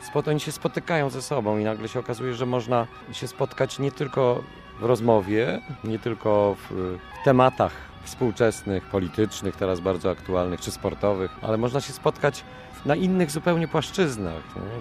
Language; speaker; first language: Polish; native; Polish